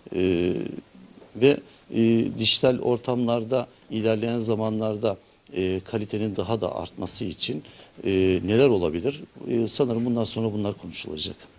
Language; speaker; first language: Turkish; native; Turkish